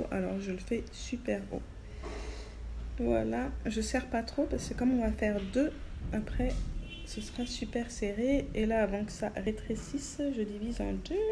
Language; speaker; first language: French; native; French